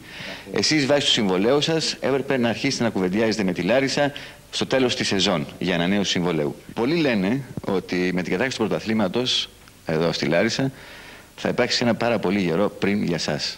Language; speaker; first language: Greek; native; Greek